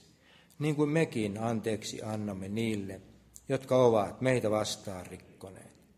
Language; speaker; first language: Finnish; native; Finnish